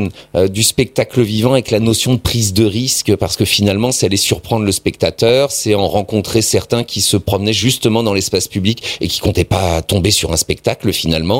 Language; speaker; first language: French; native; French